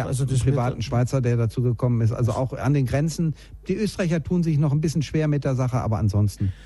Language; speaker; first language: German; native; German